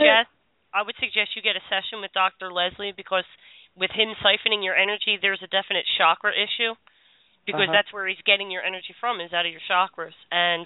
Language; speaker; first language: English; native; English